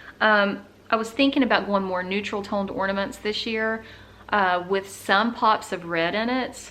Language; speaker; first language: English; native; English